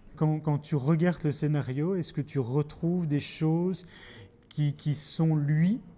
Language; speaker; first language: French; native; French